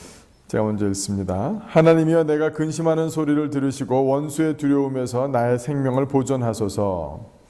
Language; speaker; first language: Korean; native; Korean